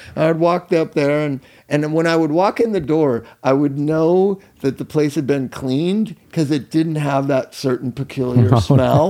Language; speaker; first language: English; native; English